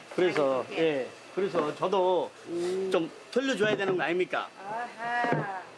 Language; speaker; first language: Korean; non-native, fluent; Bangla